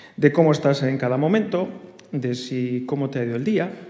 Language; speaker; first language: Spanish; non-native, local second language; Basque